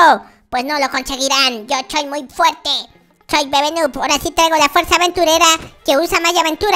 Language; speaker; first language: Spanish; native; Spanish